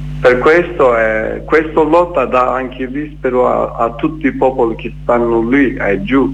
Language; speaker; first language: Italian; non-native, learner; Kurdish